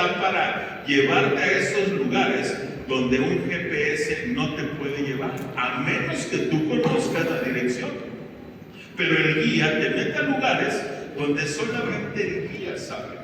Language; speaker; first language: Spanish; native; Spanish